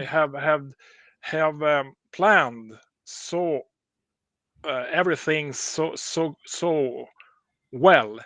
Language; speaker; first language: English; non-native, learner; Swedish